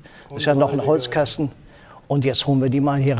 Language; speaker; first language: German; native; German